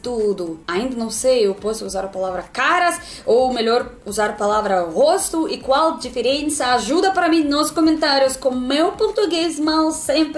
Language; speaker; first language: Portuguese; non-native, learner; Russian